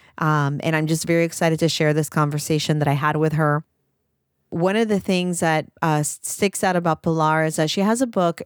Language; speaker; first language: English; native; English